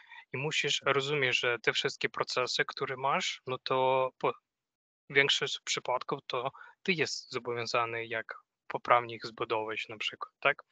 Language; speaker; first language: Polish; non-native, fluent; Ukrainian